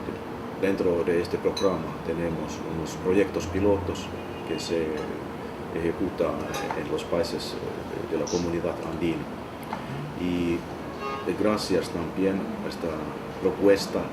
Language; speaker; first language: Spanish; non-native, fluent; Finnish